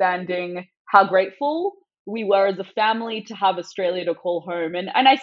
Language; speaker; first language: English; non-native, local second language; Persian